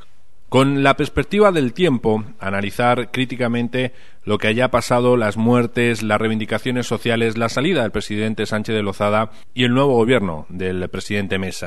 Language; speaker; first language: Spanish; native; Spanish